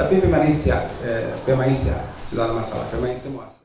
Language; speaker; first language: Indonesian; non-native, learner; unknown